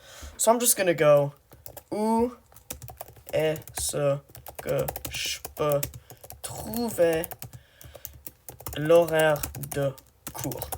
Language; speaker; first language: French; non-native, learner; English